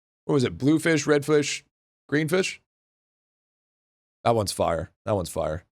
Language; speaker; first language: English; native; English